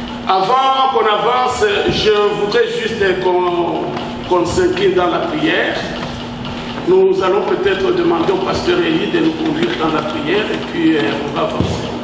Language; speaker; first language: French; non-native, local second language; Lingala